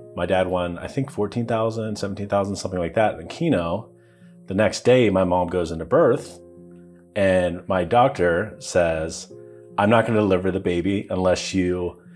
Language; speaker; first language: English; native; English